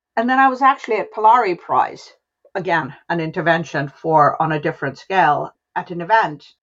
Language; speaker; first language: English; non-native, local second language; Hindi